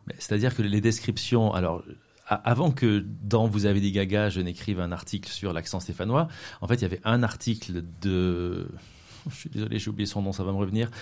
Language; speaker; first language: French; native; French